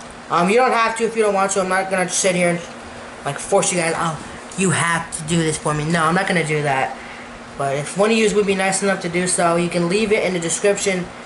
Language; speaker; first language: English; native; English